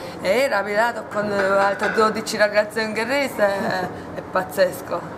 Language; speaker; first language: Italian; non-native, learner; Hungarian